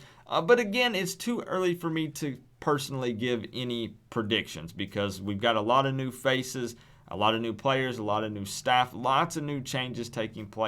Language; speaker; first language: English; native; English